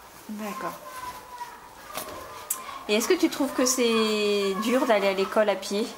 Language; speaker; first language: French; native; French